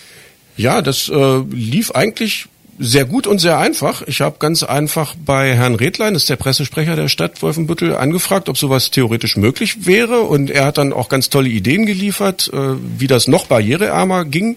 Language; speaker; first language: German; native; German